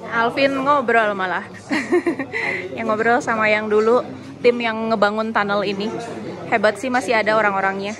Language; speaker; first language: Indonesian; native; Indonesian